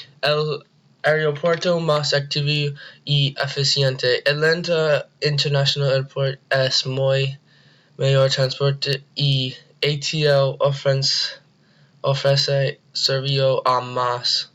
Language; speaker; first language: Spanish; non-native, learner; English